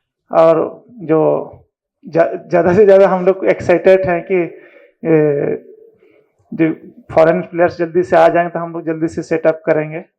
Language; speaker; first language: Hindi; non-native, local second language; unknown